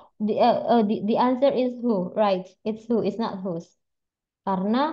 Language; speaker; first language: English; non-native, fluent; Indonesian